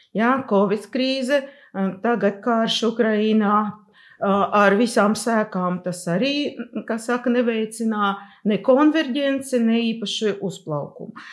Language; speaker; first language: Latvian; non-native, local second language; Russian